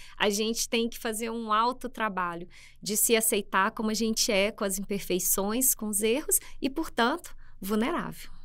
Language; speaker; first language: Portuguese; native; Portuguese